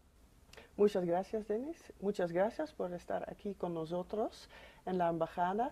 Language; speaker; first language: Spanish; non-native, fluent; Dutch